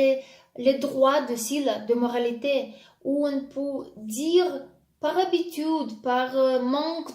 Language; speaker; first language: French; non-native, fluent; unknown